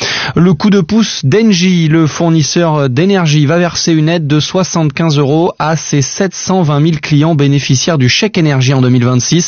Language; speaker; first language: French; native; French